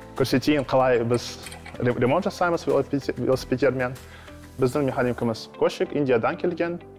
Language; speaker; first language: Kazakh; non-native, local second language; Russian